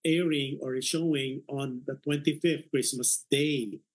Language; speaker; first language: English; non-native, local second language; Filipino